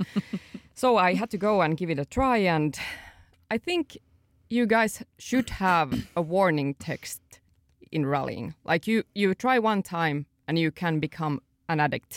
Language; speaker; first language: English; non-native, fluent; Finnish